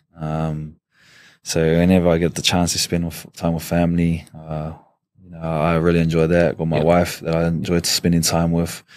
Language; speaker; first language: English; native; English